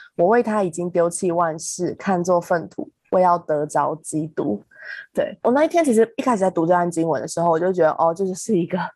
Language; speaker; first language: Chinese; native; Chinese